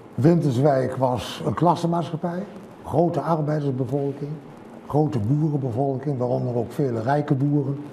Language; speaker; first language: Dutch; native; Dutch